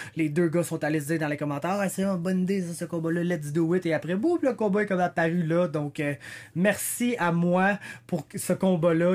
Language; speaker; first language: French; native; French